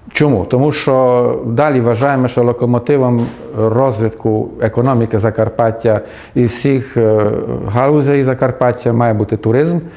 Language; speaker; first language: Ukrainian; native; Ukrainian